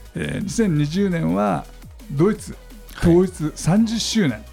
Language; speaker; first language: Japanese; non-native, fluent; German